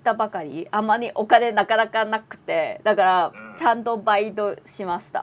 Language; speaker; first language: Japanese; non-native, fluent; Cantonese